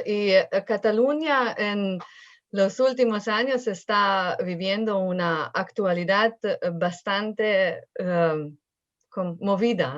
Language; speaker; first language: Spanish; non-native, fluent; Slovenian